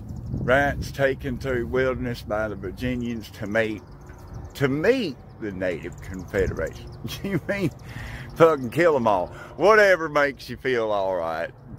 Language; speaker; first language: English; native; English